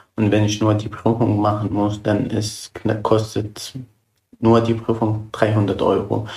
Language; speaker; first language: German; non-native, fluent; Arabic